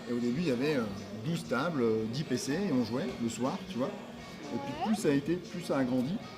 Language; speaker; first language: French; native; French